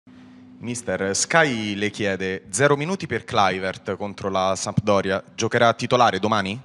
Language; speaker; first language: Italian; native; Italian